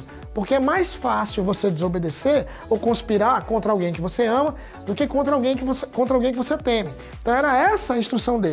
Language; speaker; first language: Portuguese; native; Portuguese